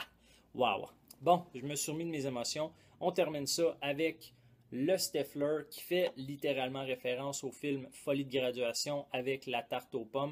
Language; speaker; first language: French; native; French